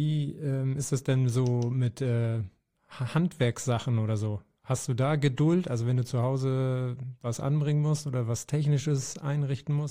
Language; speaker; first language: German; native; German